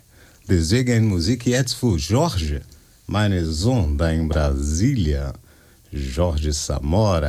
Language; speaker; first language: German; non-native, learner; Portuguese